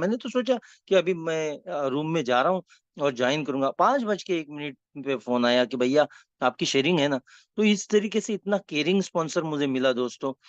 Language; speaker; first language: Hindi; non-native, local second language; Marathi